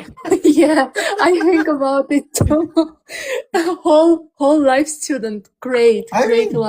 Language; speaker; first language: English; non-native, learner; Armenian